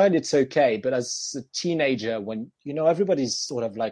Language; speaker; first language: English; non-native, fluent; French